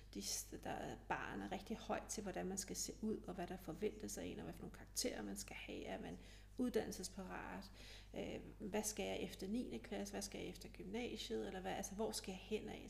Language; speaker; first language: Danish; early bilingual, other home language; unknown